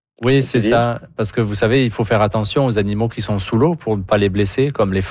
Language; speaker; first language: French; native; French